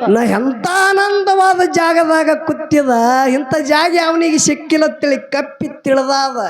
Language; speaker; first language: Kannada; native; Kannada